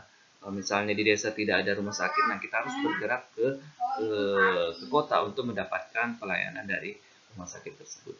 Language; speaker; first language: Indonesian; native; Indonesian